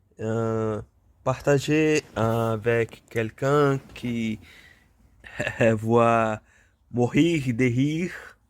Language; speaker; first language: French; non-native, learner; Portuguese